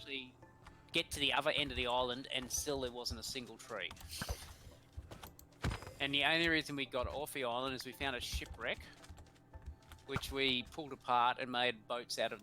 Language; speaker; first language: English; native; English